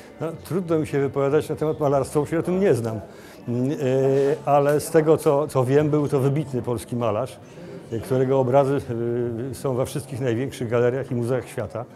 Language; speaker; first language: Polish; native; Polish